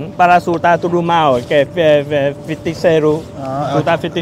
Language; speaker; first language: Portuguese; non-native, learner; Vietnamese